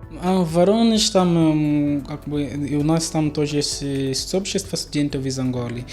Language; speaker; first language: Russian; non-native, learner; Portuguese